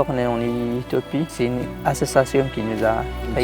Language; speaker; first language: French; non-native, learner; Tigrinya